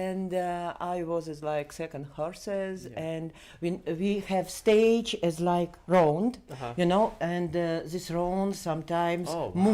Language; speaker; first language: English; non-native, learner; Belarusian